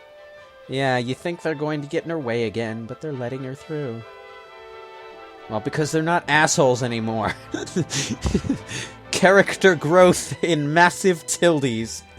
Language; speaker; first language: English; native; English